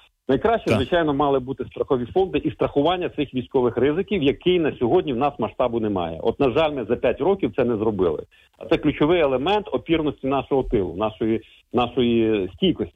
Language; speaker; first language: Ukrainian; native; Ukrainian